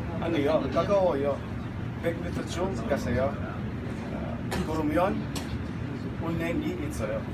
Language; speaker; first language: Korean; non-native, learner; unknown